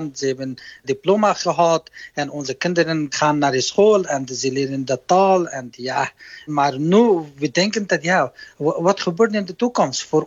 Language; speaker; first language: Dutch; non-native, learner; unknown